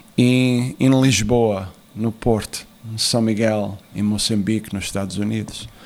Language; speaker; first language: Portuguese; early bilingual, heritage; Portuguese